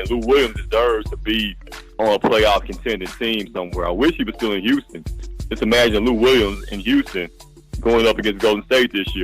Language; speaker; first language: English; native; English